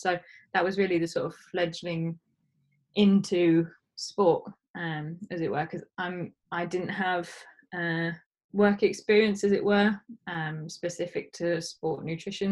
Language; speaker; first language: English; native; English